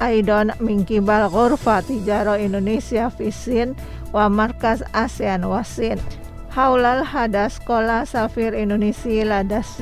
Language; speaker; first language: Arabic; non-native, fluent; Indonesian